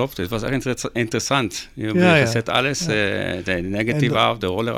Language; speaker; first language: Dutch; non-native, learner; Hebrew